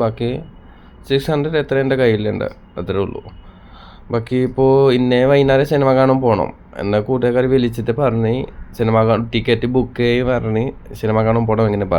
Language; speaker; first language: Malayalam; non-native, local second language; Assamese